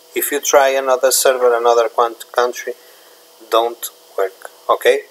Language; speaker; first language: English; non-native, learner; Portuguese